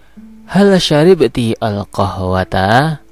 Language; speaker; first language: Arabic; non-native, local second language; Indonesian